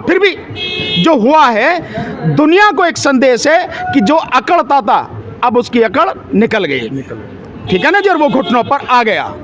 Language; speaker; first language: Hindi; native; Hindi